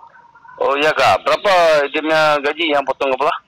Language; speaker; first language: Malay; non-native, local second language; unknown